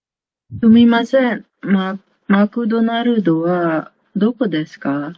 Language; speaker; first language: Japanese; non-native, learner; Filipino